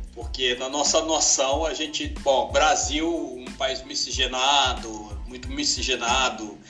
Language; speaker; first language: Portuguese; non-native, fluent; Wolof